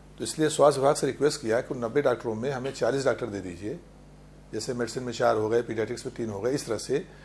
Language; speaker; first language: Hindi; native; Hindi